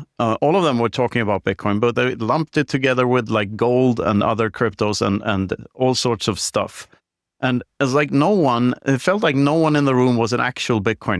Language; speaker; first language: English; non-native, fluent; Swedish